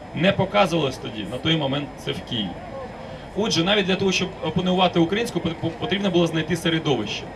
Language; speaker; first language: Ukrainian; non-native, local second language; Russian